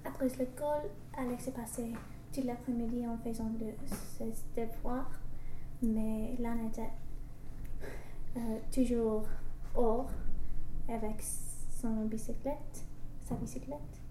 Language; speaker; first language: French; non-native, learner; English